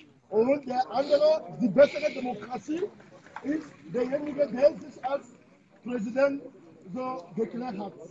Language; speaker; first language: German; non-native, fluent; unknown